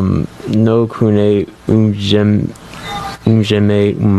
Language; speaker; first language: French; non-native, learner; English